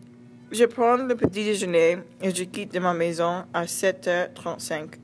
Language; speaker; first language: French; non-native, learner; English